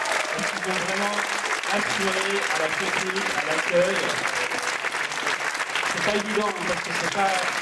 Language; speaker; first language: French; native; French